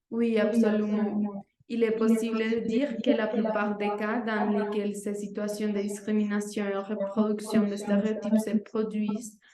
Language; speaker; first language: French; non-native, learner; Spanish